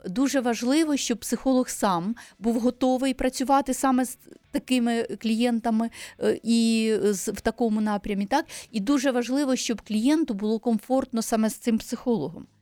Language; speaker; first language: Ukrainian; native; Ukrainian